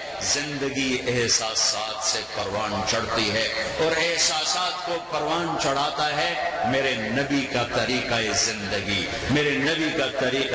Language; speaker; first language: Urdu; non-native, local second language; Punjabi